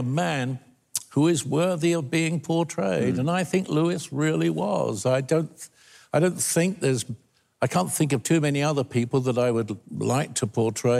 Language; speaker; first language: English; native; English